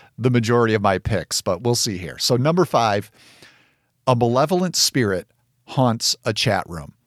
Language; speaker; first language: English; native; English